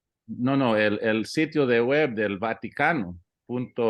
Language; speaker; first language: Spanish; early bilingual, heritage; English